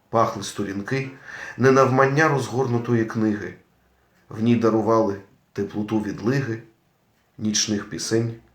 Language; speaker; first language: Ukrainian; native; Ukrainian